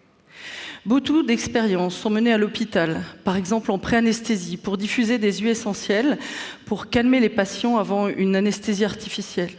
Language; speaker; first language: French; native; French